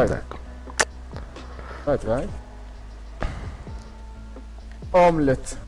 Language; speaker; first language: French; non-native, learner; English